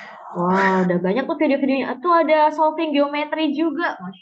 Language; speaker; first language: Indonesian; native; Indonesian